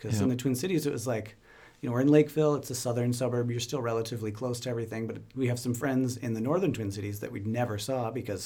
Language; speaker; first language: English; native; English